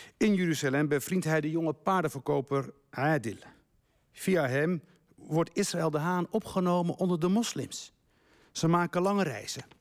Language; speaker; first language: Dutch; early bilingual, other home language; Riffian